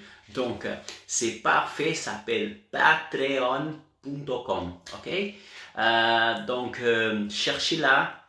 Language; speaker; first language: French; non-native, learner; Portuguese